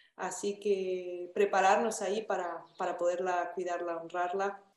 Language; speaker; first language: Spanish; native; Spanish